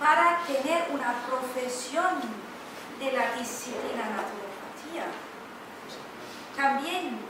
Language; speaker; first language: Spanish; non-native, fluent; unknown